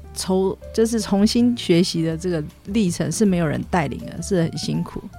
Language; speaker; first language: Chinese; native; Chinese